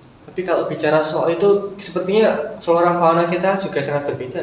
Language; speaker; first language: Indonesian; native; Indonesian